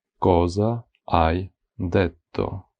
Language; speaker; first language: Italian; non-native, fluent; Ukrainian